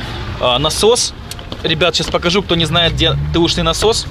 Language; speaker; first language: Russian; native; Russian